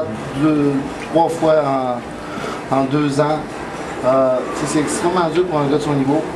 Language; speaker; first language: French; native; French